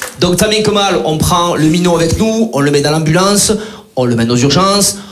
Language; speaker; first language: French; native; French